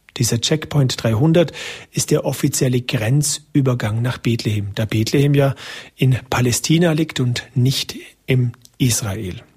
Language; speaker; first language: German; native; German